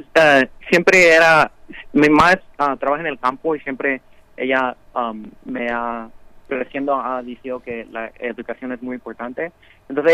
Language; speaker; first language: Spanish; early bilingual, heritage; Spanish